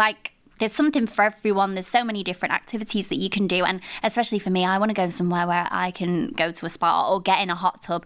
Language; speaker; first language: English; native; English